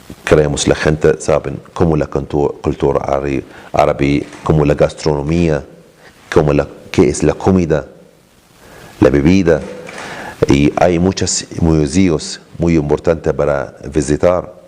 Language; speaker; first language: Spanish; non-native, learner; Arabic